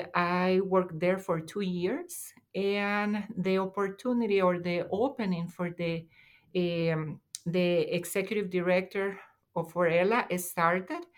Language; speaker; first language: English; non-native, fluent; Spanish